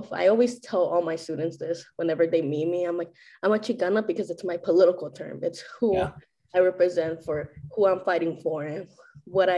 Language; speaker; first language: English; native; English